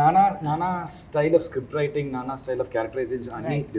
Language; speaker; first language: Telugu; non-native, learner; Tamil